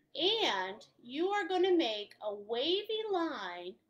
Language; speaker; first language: English; native; English